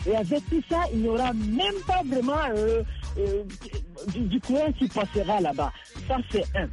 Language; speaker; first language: French; non-native, local second language; Rundi